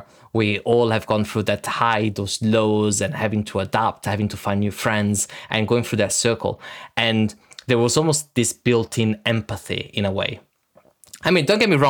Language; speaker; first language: English; early bilingual, other home language; Italian